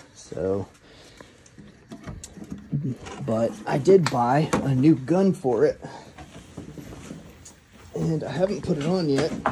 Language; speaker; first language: English; native; English